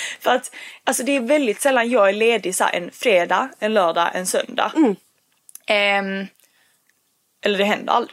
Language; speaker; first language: Swedish; early bilingual, other home language; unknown